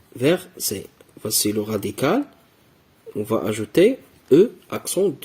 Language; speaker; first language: French; non-native, local second language; Arabic